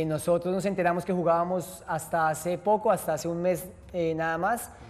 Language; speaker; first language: Spanish; native; Spanish